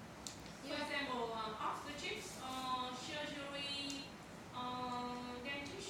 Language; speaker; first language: English; non-native, learner; Vietnamese